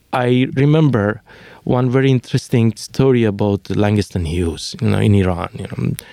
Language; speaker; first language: English; non-native, fluent; Persian